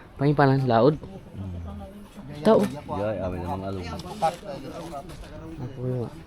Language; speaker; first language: Filipino; non-native, local second language; Iloko